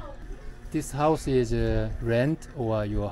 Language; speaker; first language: English; non-native, learner; Korean